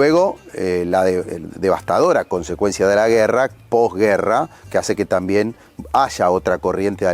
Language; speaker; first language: Spanish; native; Spanish